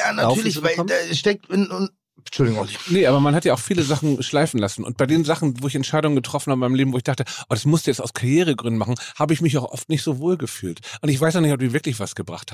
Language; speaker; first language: German; native; German